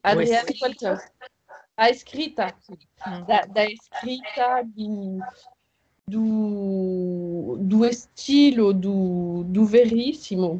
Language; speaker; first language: Portuguese; non-native, fluent; French